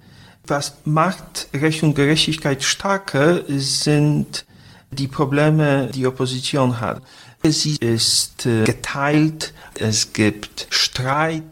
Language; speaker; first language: German; non-native, fluent; Polish